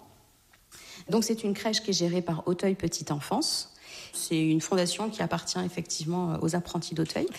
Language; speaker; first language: French; native; French